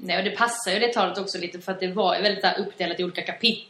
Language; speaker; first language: Swedish; native; Swedish